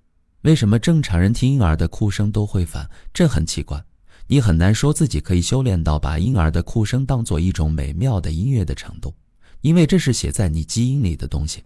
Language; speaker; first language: Chinese; native; Chinese